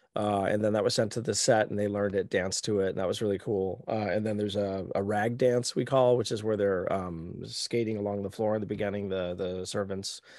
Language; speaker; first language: English; native; English